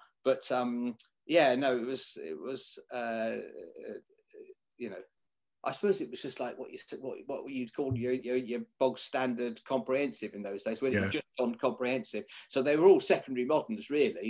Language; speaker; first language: English; native; English